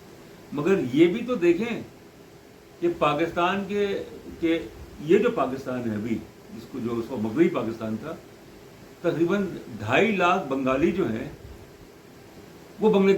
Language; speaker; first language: Urdu; native; Urdu